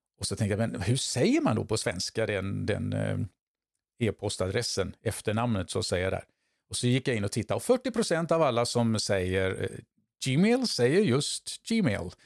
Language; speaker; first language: Swedish; native; Swedish